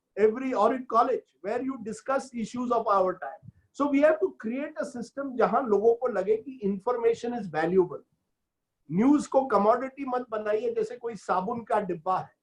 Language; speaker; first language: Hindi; non-native, local second language; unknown